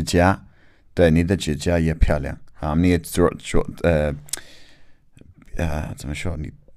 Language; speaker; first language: Chinese; non-native, learner; English